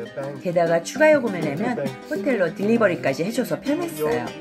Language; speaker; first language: Korean; native; Korean